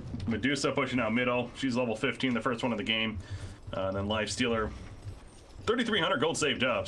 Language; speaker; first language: English; native; English